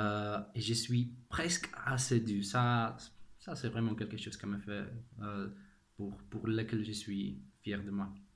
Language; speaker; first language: French; non-native, fluent; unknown